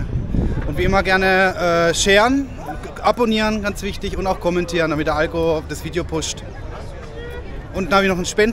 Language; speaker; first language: German; native; German